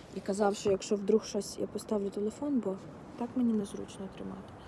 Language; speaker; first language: Ukrainian; non-native, local second language; Russian